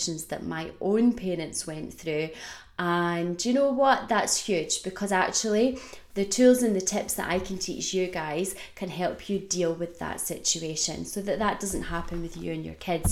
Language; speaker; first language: English; native; English